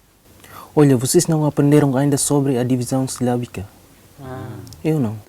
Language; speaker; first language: Portuguese; non-native, learner; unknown